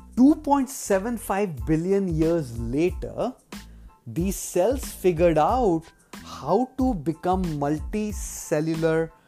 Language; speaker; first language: English; non-native, local second language; Hindi